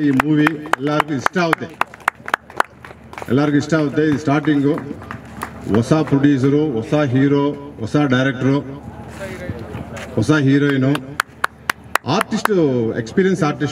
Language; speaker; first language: Kannada; non-native, learner; Tamil